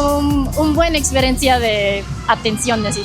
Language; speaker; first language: Spanish; non-native, learner; Chinese